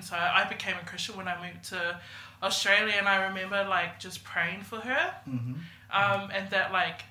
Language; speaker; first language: English; native; English